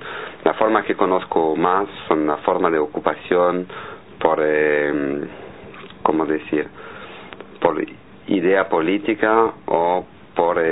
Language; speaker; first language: Spanish; non-native, fluent; French